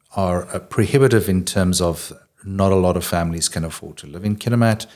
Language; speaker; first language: English; native; English